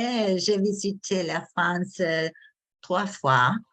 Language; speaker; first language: French; non-native, learner; English